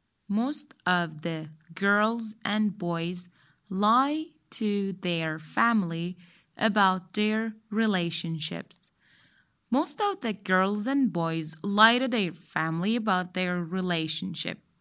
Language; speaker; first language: English; non-native, fluent; Persian